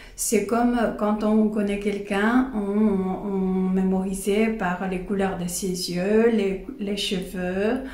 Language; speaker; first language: French; non-native, fluent; Chinese